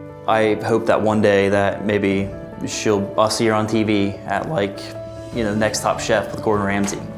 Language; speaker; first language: English; native; English